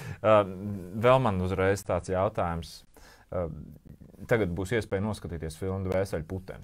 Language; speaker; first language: Latvian; native; Latvian